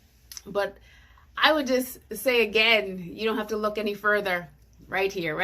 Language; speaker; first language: English; native; English